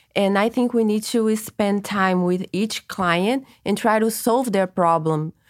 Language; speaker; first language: English; non-native, fluent; Portuguese